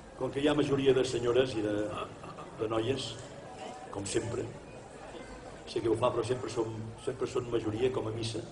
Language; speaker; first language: Catalan; native; Catalan